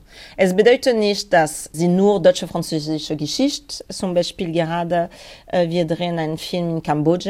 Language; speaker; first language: German; non-native, learner; French